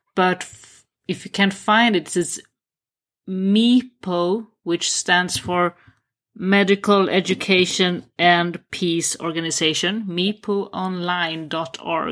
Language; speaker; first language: English; non-native, fluent; Swedish